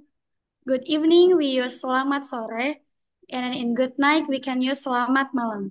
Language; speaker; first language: English; non-native, learner; Indonesian